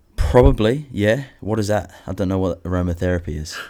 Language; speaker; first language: English; native; English